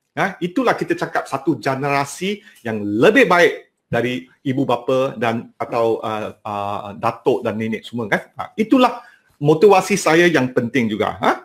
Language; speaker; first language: Malay; non-native, local second language; Cantonese